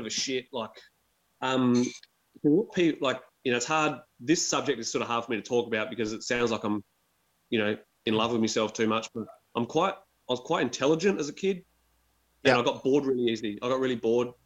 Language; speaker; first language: English; native; English